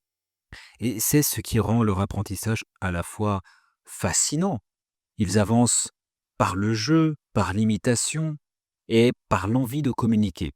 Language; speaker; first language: French; native; French